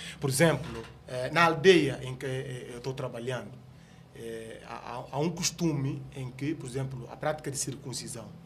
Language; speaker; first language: Portuguese; non-native, local second language; Upper Guinea Crioulo